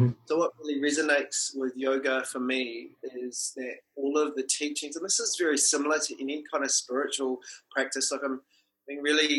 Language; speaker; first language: English; non-native, local second language; Māori